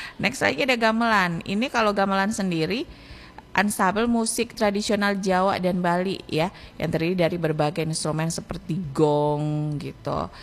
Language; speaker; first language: Indonesian; native; Indonesian